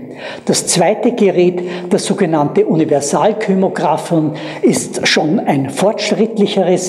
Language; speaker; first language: German; native; German